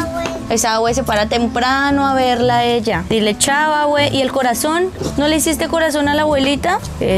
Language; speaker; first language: Spanish; native; Spanish